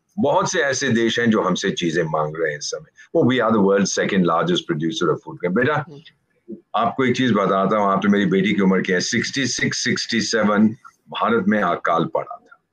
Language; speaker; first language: Hindi; native; Hindi